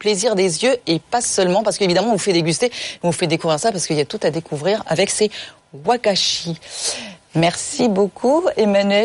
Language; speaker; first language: French; native; French